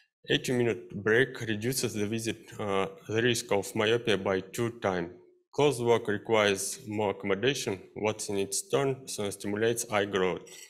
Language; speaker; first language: English; non-native, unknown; Russian